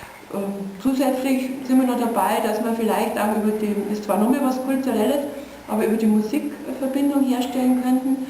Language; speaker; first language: German; native; German